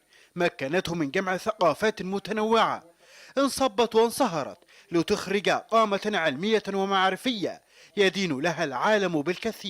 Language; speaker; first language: Arabic; native; Arabic